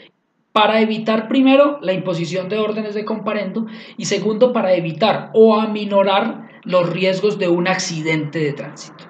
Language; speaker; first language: Spanish; native; Spanish